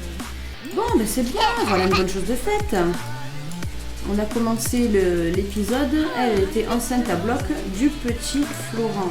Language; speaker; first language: French; native; French